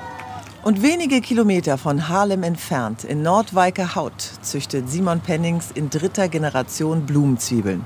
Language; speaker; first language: German; native; German